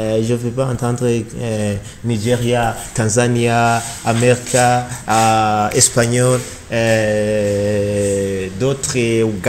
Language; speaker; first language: French; non-native, learner; Rundi